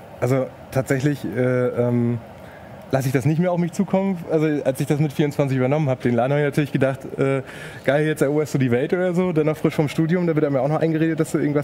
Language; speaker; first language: German; native; German